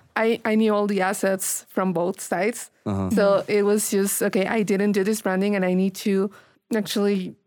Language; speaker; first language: English; non-native, fluent; Spanish